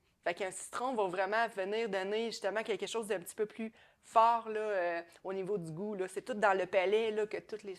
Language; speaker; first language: French; native; French